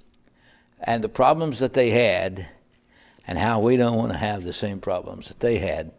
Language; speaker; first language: English; native; English